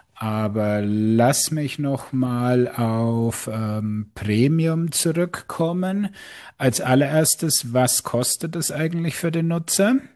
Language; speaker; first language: German; native; German